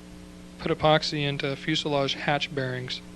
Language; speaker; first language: English; native; English